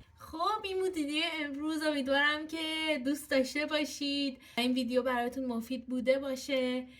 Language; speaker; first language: Persian; native; Persian